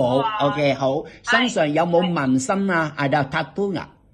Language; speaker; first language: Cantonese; native; Cantonese